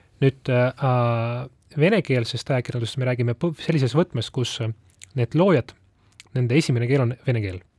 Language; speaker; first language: Estonian; non-native, local second language; Russian